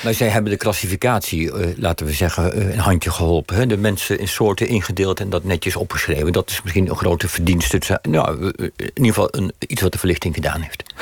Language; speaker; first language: Dutch; native; Dutch